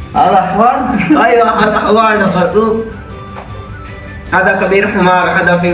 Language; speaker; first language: Arabic; non-native, learner; Malayalam